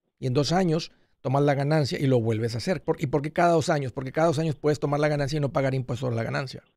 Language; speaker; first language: Spanish; native; Spanish